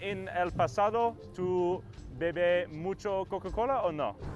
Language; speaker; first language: Spanish; non-native, learner; English